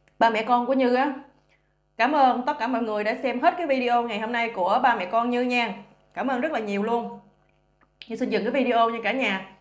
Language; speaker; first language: Vietnamese; native; Vietnamese